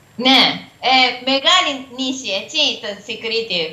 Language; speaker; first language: Greek; non-native, learner; Japanese